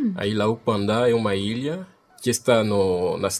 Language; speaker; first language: Portuguese; non-native, fluent; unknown